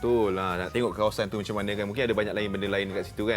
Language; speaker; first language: Malay; native; Malay